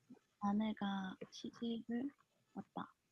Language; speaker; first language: Korean; native; Korean